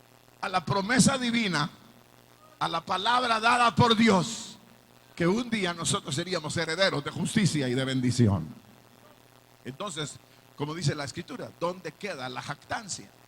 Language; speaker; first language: Spanish; native; Spanish